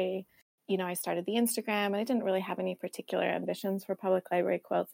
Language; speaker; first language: English; native; English